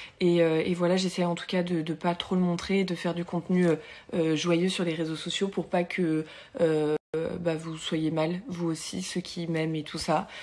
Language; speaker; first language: French; native; French